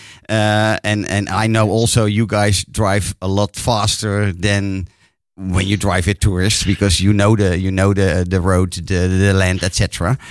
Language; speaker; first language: English; non-native, fluent; Dutch